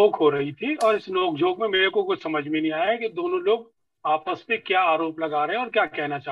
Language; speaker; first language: Hindi; native; Hindi